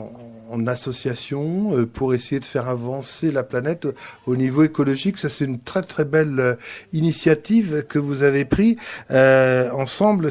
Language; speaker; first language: French; native; French